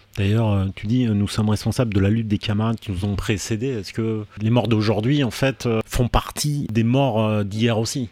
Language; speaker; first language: French; native; French